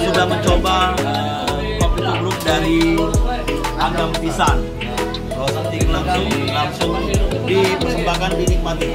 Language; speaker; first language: Indonesian; native; Indonesian